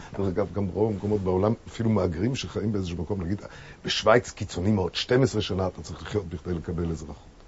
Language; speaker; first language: Hebrew; non-native, fluent; German